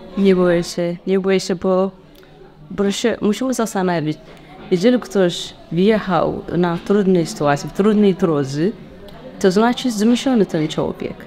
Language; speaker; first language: Polish; non-native, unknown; Tigrinya